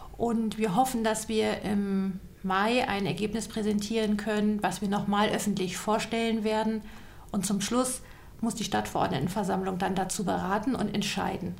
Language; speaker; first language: German; native; German